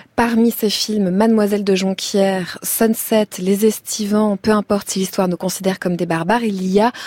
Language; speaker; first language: French; native; French